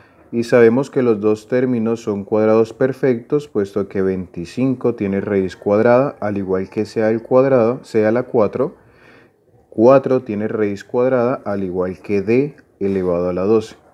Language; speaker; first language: Spanish; native; Spanish